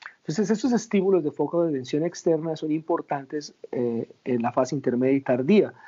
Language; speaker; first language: Spanish; native; Spanish